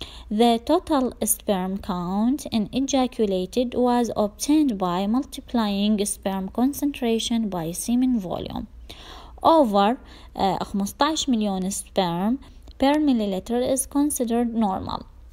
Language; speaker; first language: English; non-native, fluent; Arabic